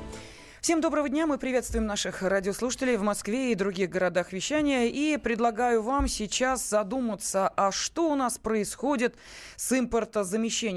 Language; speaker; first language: Russian; native; Russian